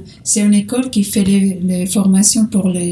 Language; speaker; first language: French; non-native, learner; Portuguese